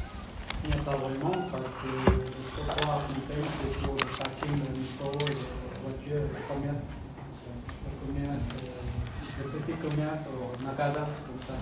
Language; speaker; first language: French; non-native, learner; Khmer